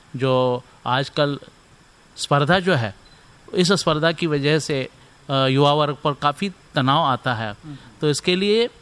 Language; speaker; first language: Hindi; non-native, local second language; Marathi